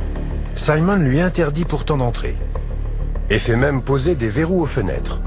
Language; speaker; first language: French; native; French